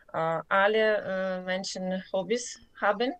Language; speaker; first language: German; non-native, learner; Ukrainian